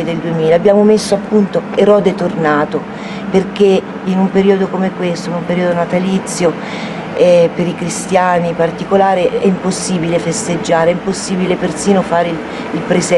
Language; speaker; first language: Italian; native; Italian